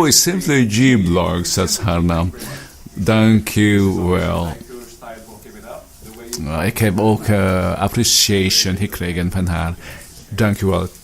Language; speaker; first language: Dutch; non-native, fluent; Filipino